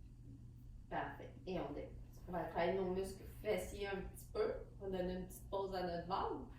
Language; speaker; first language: French; native; French